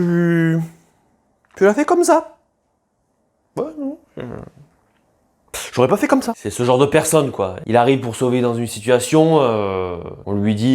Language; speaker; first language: French; native; French